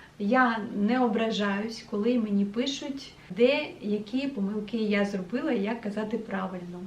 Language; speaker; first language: Ukrainian; non-native, local second language; Russian